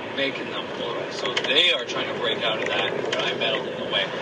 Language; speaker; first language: English; native; English